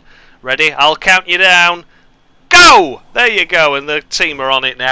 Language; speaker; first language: English; native; English